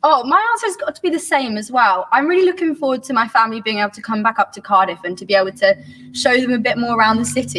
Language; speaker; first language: English; native; English